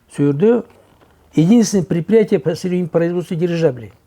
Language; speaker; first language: Russian; non-native, local second language; Kazakh